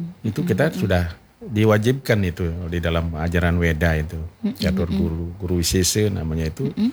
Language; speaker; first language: Malay; non-native, local second language; Balinese